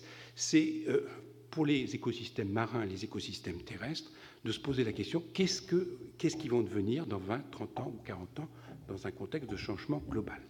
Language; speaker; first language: French; native; French